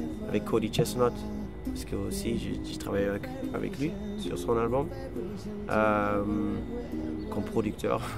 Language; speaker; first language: French; non-native, fluent; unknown